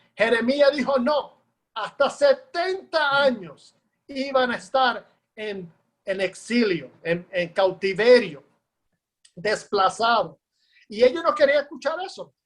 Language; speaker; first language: Spanish; early bilingual, heritage; Spanish